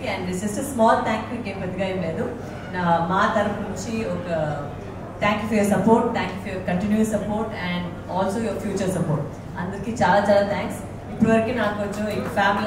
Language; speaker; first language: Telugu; non-native, learner; Tamil